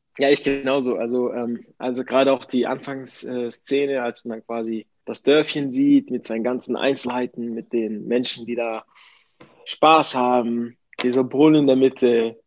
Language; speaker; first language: German; early bilingual, other home language; Italian